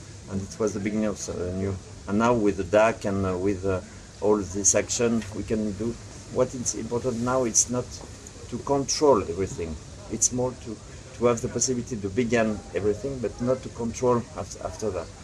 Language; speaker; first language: English; non-native, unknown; French